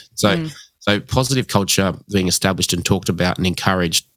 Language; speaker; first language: English; early bilingual, other home language; Hindi